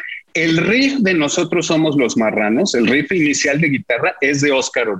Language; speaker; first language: Spanish; native; Spanish